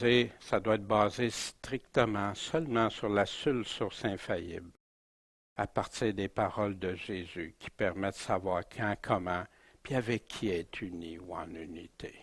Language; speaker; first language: French; native; French